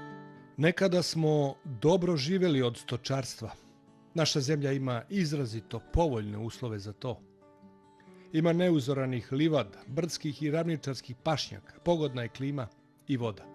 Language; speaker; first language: Bosnian; native; Bosnian